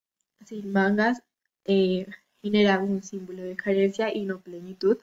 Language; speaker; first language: Spanish; native; Spanish